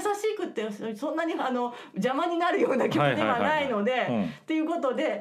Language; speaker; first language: Japanese; native; Japanese